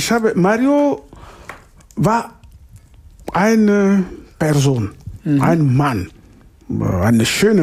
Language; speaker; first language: German; non-native, learner; Lingala